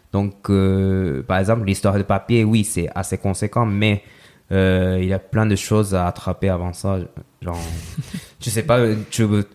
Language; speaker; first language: French; non-native, fluent; Japanese